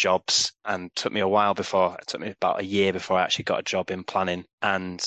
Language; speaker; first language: English; native; English